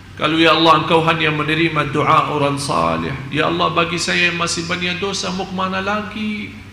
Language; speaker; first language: Indonesian; non-native, fluent; Arabic